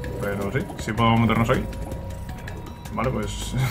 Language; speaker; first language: Spanish; native; Spanish